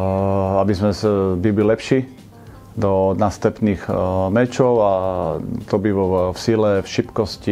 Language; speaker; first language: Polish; non-native, learner; Slovak